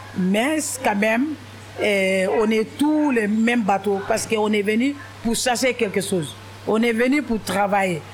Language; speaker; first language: French; non-native, local second language; Wolof